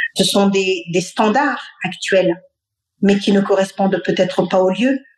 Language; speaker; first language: French; non-native, local second language; Bambara